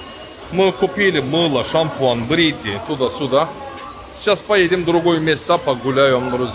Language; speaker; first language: Russian; non-native, learner; Turkish